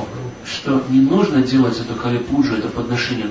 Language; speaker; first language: Russian; native; Russian